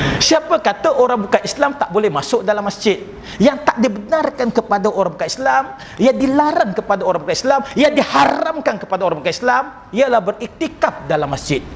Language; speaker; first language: Malay; non-native, local second language; Chinese